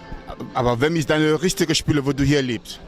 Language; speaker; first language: German; non-native, learner; French